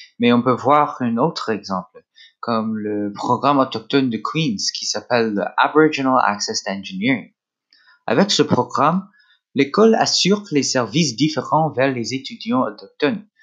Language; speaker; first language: French; non-native, local second language; English